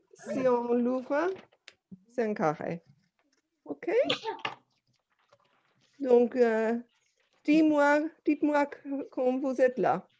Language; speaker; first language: French; non-native, fluent; English